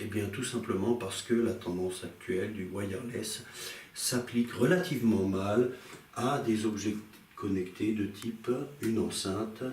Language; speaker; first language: French; native; French